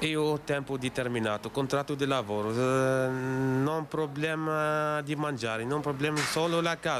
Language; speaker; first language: Italian; non-native, learner; Arabic